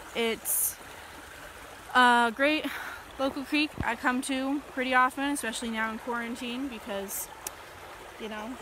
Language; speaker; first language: English; native; English